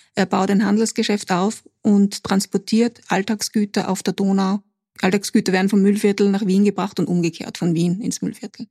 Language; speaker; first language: German; native; German